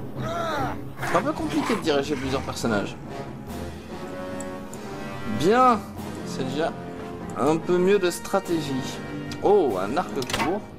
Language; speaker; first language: French; native; French